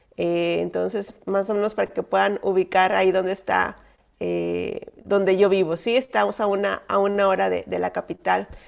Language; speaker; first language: Spanish; native; Spanish